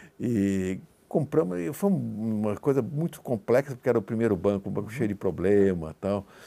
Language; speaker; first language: Portuguese; native; Portuguese